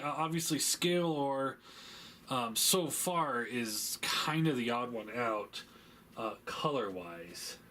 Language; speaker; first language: English; native; English